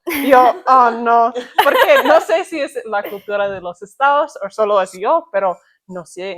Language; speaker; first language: Spanish; non-native, learner; English